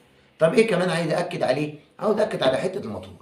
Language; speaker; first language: Arabic; native; Arabic